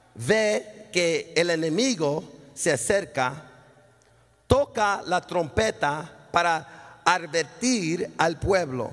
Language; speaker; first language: Spanish; early bilingual, heritage; Spanish